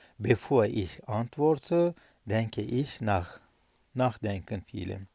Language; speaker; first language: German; non-native, fluent; Turkish